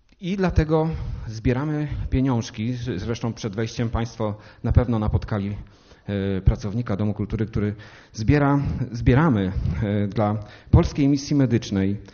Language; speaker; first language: Polish; native; Polish